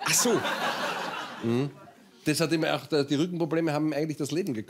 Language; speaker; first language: German; native; German